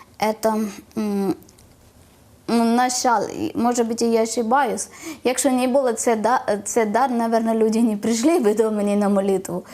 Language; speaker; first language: Ukrainian; non-native, learner; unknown